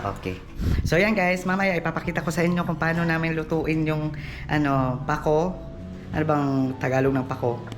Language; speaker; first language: Filipino; non-native, local second language; Waray